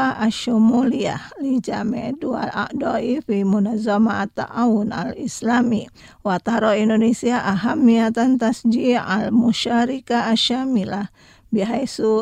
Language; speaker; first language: Arabic; non-native, fluent; Indonesian